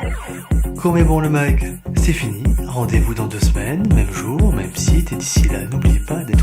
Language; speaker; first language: French; native; French